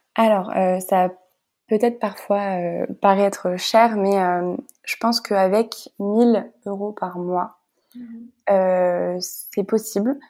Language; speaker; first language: French; native; French